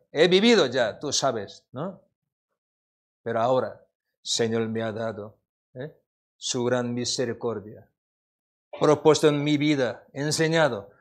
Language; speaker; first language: Spanish; non-native, learner; Korean